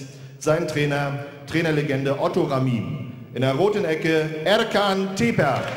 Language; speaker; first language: German; native; German